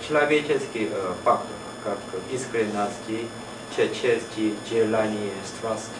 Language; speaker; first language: Russian; non-native, learner; Korean